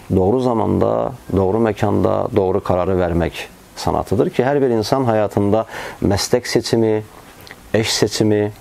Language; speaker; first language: Turkish; non-native, fluent; Azerbaijani